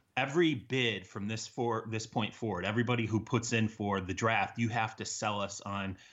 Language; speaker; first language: English; native; English